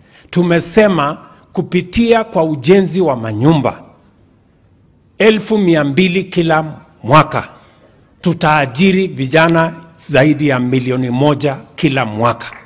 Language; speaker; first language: Swahili; non-native, local second language; Kalenjin